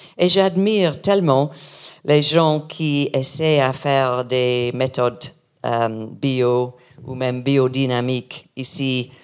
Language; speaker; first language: French; non-native, learner; English